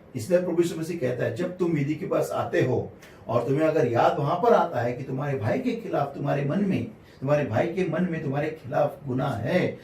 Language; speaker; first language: Hindi; non-native, local second language; Marathi